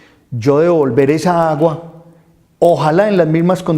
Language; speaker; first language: Spanish; native; Spanish